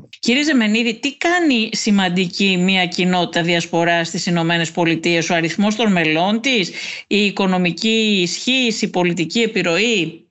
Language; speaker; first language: Greek; native; Greek